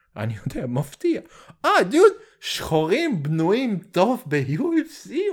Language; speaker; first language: Hebrew; early bilingual, heritage; Hebrew